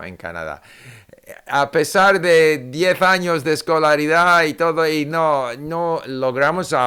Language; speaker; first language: Spanish; non-native, fluent; English